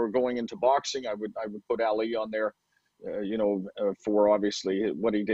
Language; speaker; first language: English; native; English